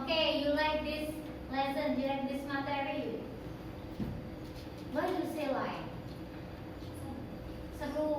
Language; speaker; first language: English; non-native, learner; Indonesian